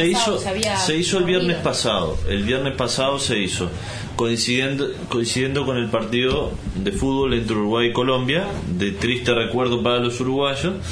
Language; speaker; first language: Spanish; native; Spanish